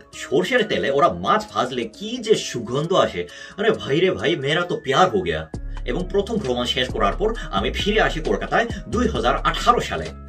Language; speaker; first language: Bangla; non-native, fluent; Korean